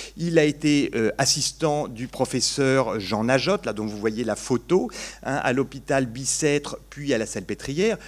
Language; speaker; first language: French; native; French